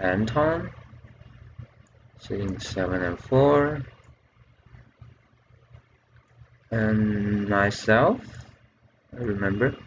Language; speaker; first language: English; non-native, fluent; Chinese